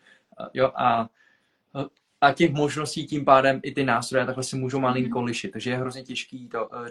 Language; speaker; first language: Czech; early bilingual, other home language; Vietnamese